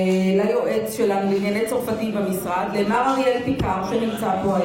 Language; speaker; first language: Hebrew; native; Hebrew